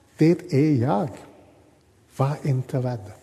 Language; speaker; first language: Swedish; non-native, fluent; English